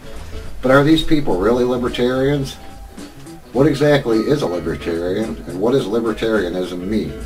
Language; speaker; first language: English; native; English